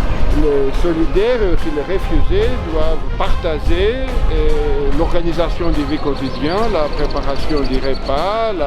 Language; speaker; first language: French; non-native, fluent; Greek